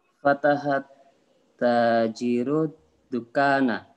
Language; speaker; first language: Arabic; non-native, learner; Indonesian